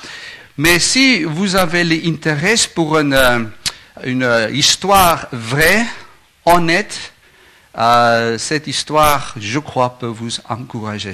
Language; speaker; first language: French; non-native, learner; Afrikaans